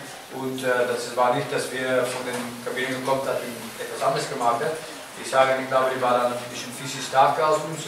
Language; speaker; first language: German; non-native, fluent; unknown